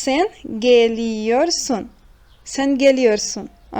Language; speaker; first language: Turkish; non-native, fluent; Portuguese